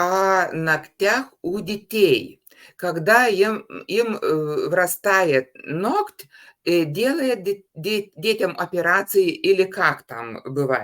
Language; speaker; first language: Russian; non-native, fluent; Lithuanian